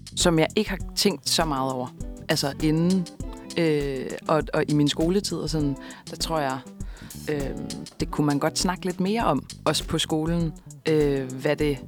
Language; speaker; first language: Danish; native; Danish